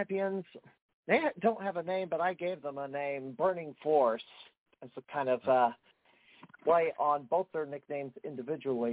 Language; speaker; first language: English; native; English